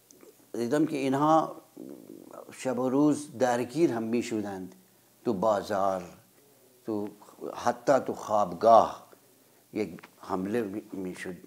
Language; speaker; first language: Persian; non-native, fluent; Urdu